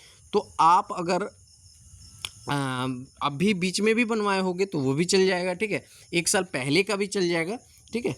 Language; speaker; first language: Hindi; native; Hindi